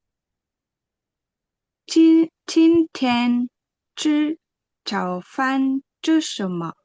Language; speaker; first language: Chinese; non-native, learner; Indonesian